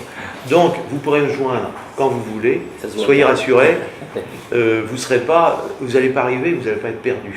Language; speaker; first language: French; native; French